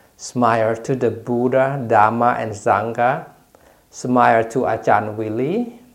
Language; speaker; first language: English; non-native, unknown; Thai